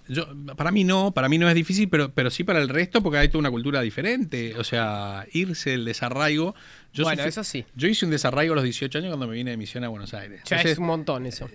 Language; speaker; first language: Spanish; native; Spanish